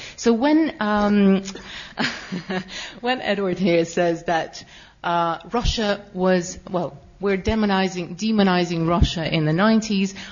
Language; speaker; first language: English; non-native, fluent; Russian